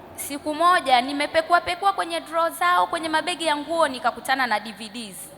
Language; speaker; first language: Swahili; native; Swahili